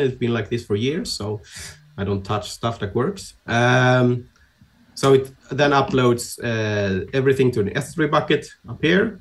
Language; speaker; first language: English; non-native, fluent; Swedish